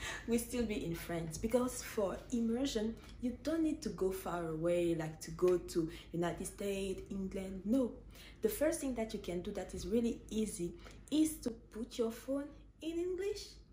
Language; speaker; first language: English; non-native, fluent; French